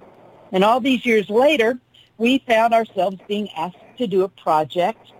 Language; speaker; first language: English; native; English